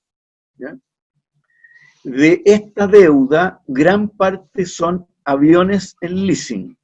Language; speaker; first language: Spanish; native; Spanish